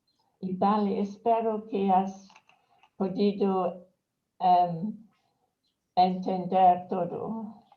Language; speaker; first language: Spanish; non-native, fluent; English